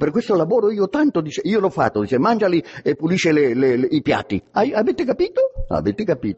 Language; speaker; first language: Italian; non-native, fluent; Spanish